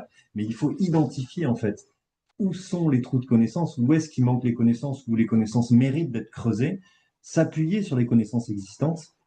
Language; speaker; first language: French; native; French